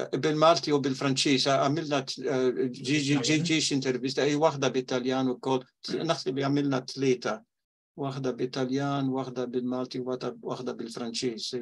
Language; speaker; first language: Maltese; early bilingual, heritage; Maltese